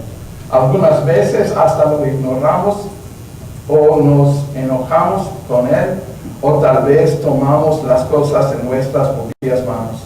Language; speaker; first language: Spanish; non-native, learner; English